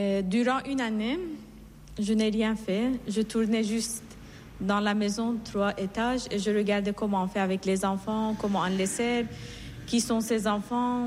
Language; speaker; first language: French; non-native, fluent; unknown